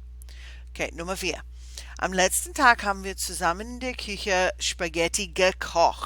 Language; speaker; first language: German; non-native, fluent; English